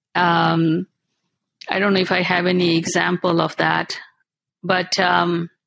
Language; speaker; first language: English; non-native, local second language; Punjabi